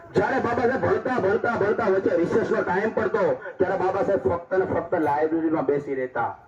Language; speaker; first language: Gujarati; native; Gujarati